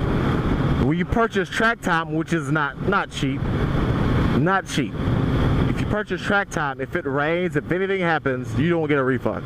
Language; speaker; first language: English; native; English